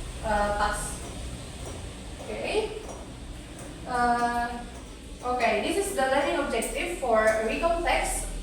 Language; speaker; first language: English; non-native, learner; Indonesian